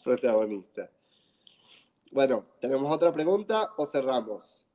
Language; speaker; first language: Spanish; non-native, fluent; English